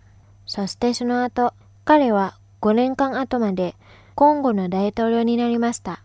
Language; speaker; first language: Japanese; non-native, fluent; Indonesian